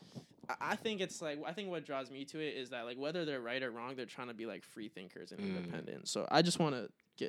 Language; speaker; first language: English; native; English